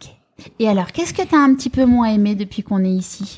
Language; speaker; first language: French; native; French